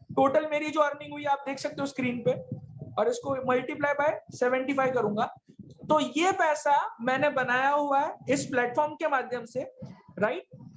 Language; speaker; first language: Hindi; native; Hindi